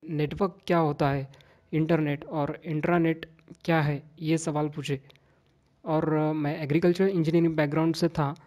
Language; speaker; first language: Hindi; non-native, local second language; Marathi